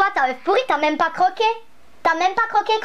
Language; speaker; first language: French; native; French